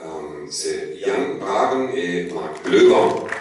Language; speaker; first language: French; non-native, learner; German